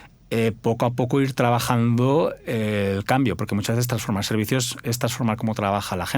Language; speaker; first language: Spanish; native; Spanish